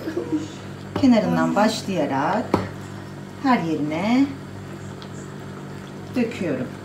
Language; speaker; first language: Turkish; native; Turkish